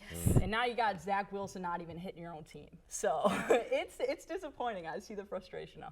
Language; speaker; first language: English; native; English